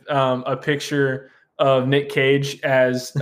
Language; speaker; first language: English; native; English